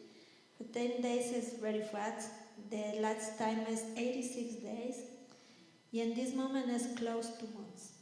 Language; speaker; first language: English; non-native, learner; Spanish